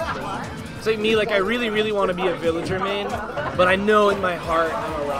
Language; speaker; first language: English; native; English